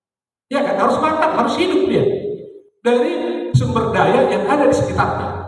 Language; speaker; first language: Indonesian; native; Indonesian